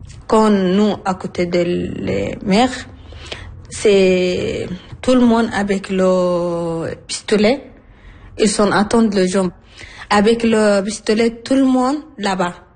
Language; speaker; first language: French; non-native, learner; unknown